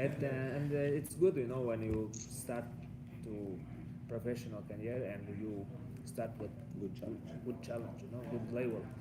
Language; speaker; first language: English; non-native, learner; Russian